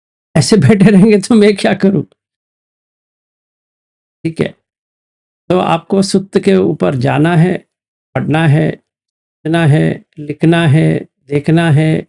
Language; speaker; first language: Hindi; native; Hindi